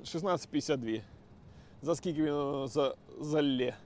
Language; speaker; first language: Ukrainian; non-native, local second language; Russian